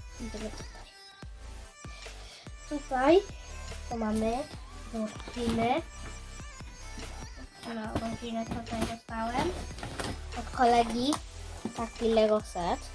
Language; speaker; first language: Polish; early bilingual, heritage; Polish